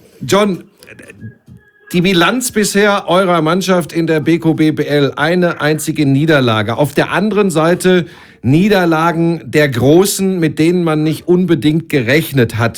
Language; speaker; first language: German; native; German